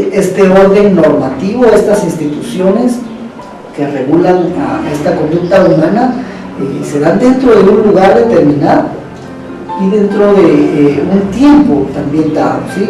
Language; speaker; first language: Spanish; native; Spanish